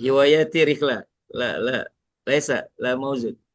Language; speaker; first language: Arabic; non-native, learner; Indonesian